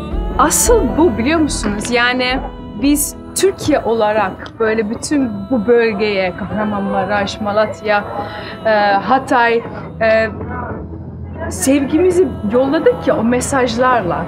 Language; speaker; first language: Turkish; early bilingual, heritage; Turkish